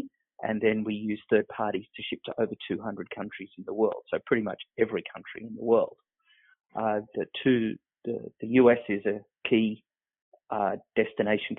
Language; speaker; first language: English; native; English